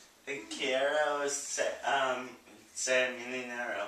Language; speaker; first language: Spanish; non-native, learner; English